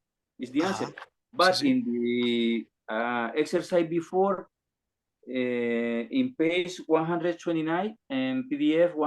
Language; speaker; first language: English; non-native, learner; Spanish